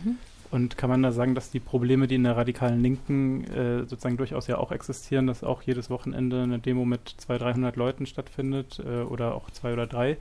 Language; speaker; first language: German; native; German